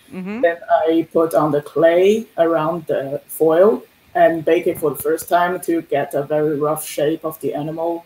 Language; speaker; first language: English; non-native, fluent; Chinese